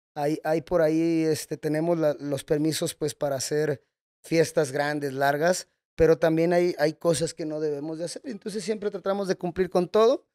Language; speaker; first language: Spanish; native; Spanish